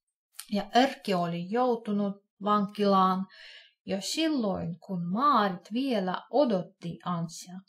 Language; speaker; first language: Finnish; non-native, fluent; Russian